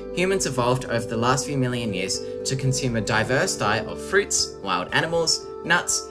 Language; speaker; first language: English; native; English